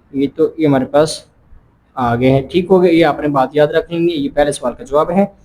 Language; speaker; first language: Urdu; non-native, local second language; Punjabi